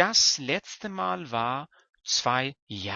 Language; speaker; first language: German; non-native, fluent; Persian